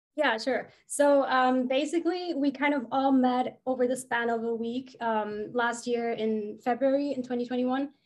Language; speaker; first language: English; non-native, fluent; German